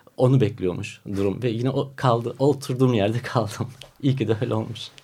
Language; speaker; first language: Turkish; early bilingual, heritage; Turkish